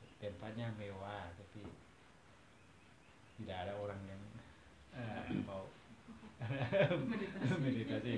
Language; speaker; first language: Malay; non-native, fluent; Thai